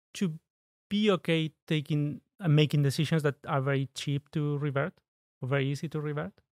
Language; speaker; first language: English; non-native, fluent; Spanish